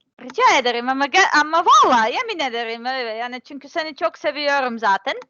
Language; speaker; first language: Turkish; non-native, learner; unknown